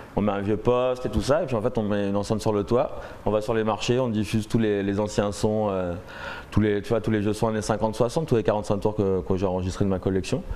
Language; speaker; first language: French; native; French